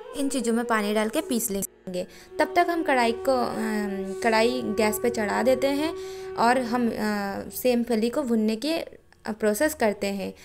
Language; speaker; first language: Hindi; non-native, local second language; Bangla